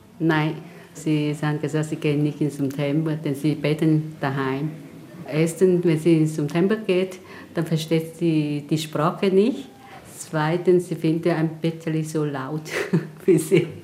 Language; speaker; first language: German; non-native, learner; Vietnamese